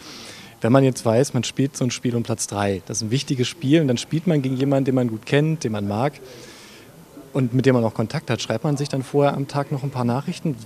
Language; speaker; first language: German; native; German